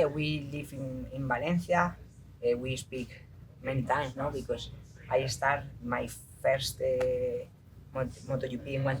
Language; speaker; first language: English; non-native, learner; Spanish